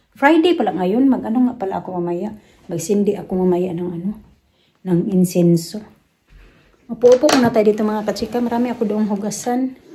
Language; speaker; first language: Filipino; non-native, local second language; Cebuano